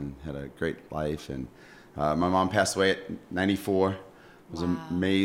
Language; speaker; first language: English; native; English